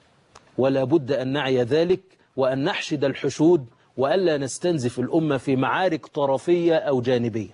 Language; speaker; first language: Arabic; native; Arabic